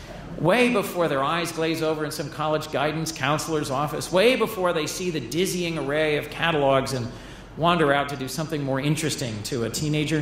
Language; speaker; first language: English; native; English